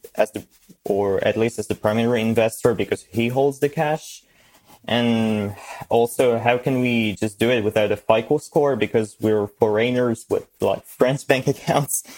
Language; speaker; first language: English; non-native, fluent; French